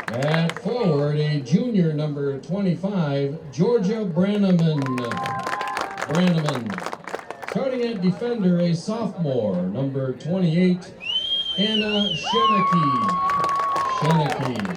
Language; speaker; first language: English; native; English